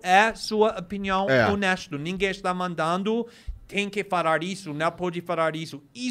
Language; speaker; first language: Portuguese; non-native, fluent; English